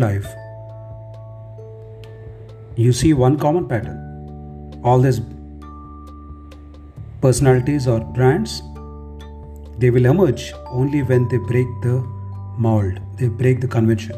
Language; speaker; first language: English; non-native, local second language; Telugu